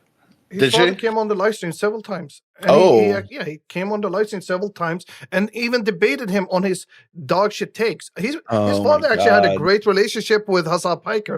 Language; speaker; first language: English; native; English